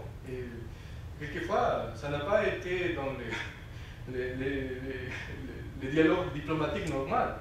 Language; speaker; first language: French; non-native, fluent; Spanish